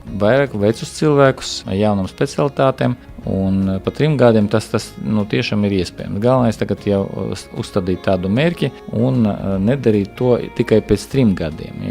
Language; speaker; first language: Latvian; non-native, local second language; Russian